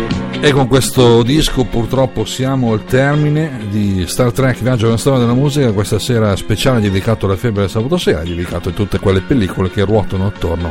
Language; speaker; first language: Italian; native; Italian